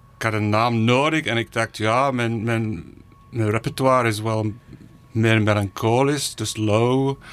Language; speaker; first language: Dutch; non-native, fluent; English